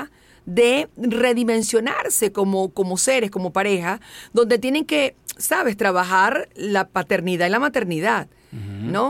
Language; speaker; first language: Spanish; native; Spanish